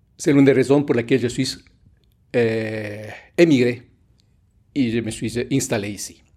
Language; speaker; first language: French; non-native, fluent; Spanish